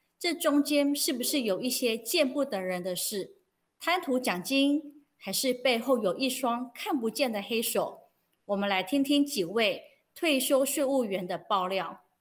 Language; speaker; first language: Chinese; native; Chinese